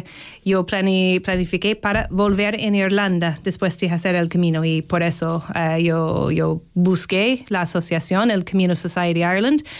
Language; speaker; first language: Spanish; non-native, learner; English